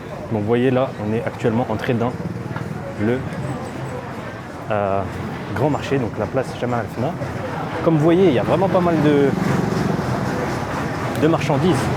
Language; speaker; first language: French; native; French